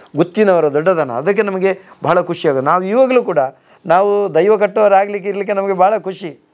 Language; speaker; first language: Kannada; non-native, local second language; Tulu